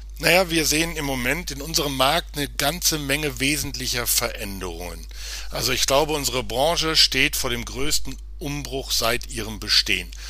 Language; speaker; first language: German; native; German